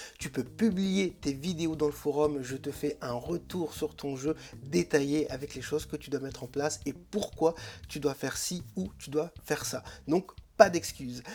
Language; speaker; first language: French; native; French